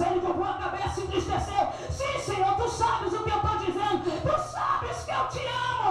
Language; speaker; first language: Portuguese; native; Portuguese